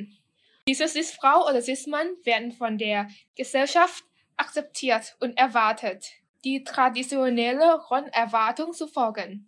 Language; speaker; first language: German; non-native, fluent; Thai